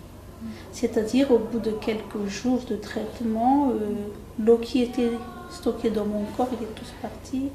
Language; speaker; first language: French; non-native, local second language; Malagasy